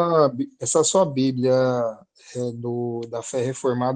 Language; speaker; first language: Portuguese; native; Portuguese